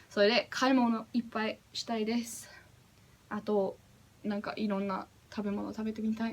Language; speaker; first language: Japanese; non-native, learner; English